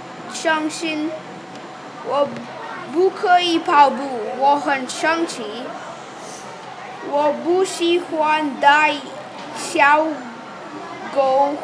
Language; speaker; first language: Chinese; non-native, learner; English